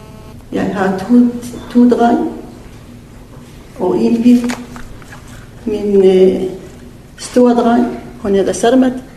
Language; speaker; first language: Danish; non-native, learner; Arabic